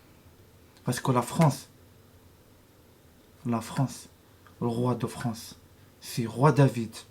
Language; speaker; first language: French; non-native, learner; Arabic